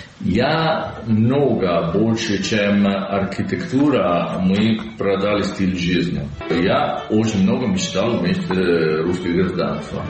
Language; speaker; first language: Russian; non-native, learner; Italian